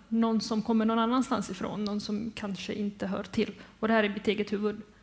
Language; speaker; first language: Swedish; early bilingual, other home language; Bosnian